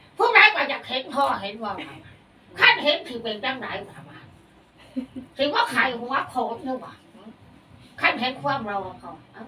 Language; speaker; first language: Thai; native; Thai